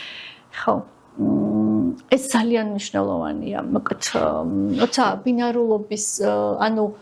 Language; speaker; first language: Georgian; native; Georgian